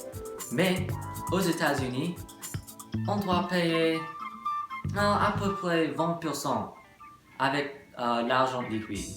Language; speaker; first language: French; non-native, learner; English